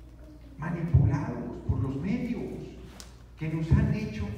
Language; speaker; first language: Spanish; native; Spanish